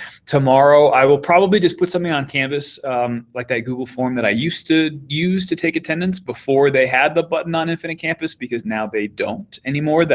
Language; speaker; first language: English; native; English